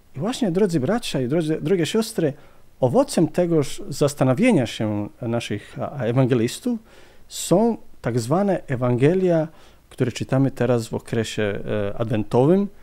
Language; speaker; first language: Polish; non-native, fluent; Croatian